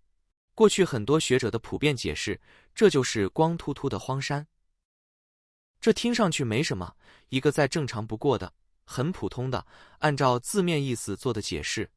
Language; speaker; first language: Chinese; native; Chinese